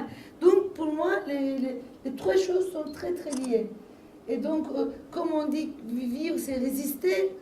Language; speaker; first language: French; non-native, fluent; Turkish